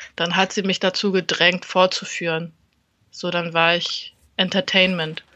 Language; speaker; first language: German; early bilingual, other home language; Vietnamese